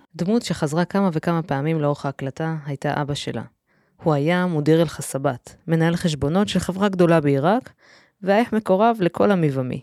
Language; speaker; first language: Hebrew; native; Hebrew